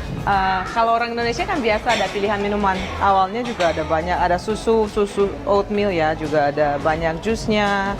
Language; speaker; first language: Indonesian; non-native, fluent; Russian